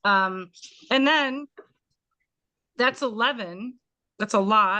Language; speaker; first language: English; native; English